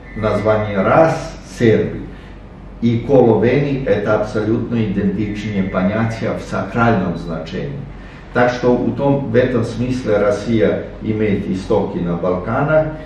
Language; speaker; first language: Russian; non-native, fluent; Serbian